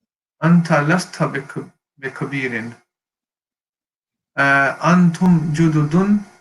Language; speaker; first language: Arabic; non-native, learner; English